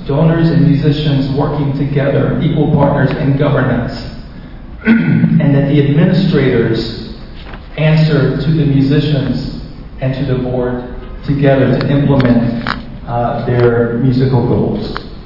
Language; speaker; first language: English; native; English